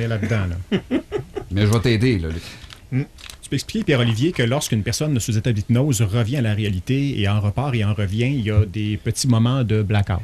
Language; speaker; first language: French; native; French